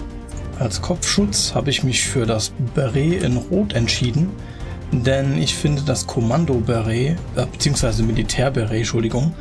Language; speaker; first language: German; native; German